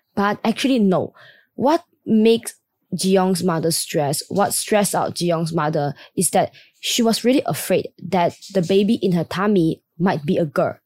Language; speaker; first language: English; non-native, local second language; Chinese